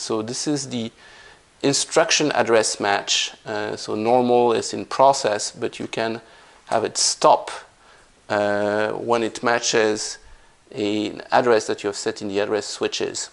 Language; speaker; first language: English; non-native, fluent; French